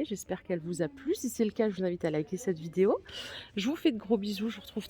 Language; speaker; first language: French; native; French